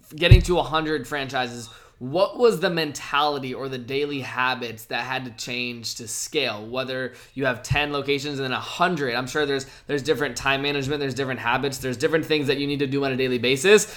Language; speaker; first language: English; native; English